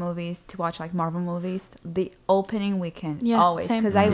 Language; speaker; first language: English; non-native, fluent; Portuguese